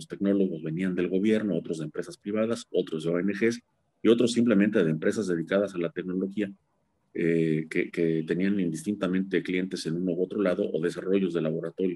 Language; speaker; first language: Spanish; native; Spanish